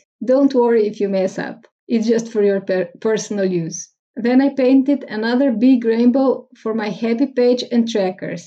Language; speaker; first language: English; non-native, fluent; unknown